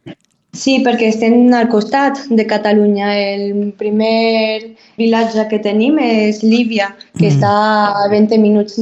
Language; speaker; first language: Catalan; non-native, learner; Spanish